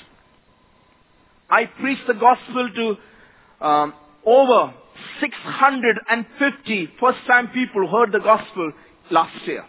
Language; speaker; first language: English; non-native, local second language; Malayalam